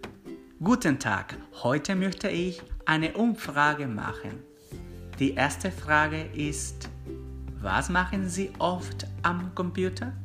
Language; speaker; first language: German; non-native, learner; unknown